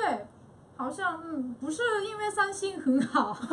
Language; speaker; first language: Chinese; non-native, fluent; Korean